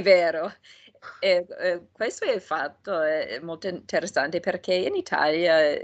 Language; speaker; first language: Italian; non-native, fluent; English